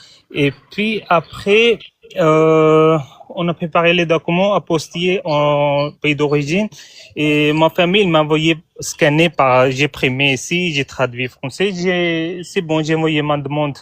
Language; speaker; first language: French; non-native, learner; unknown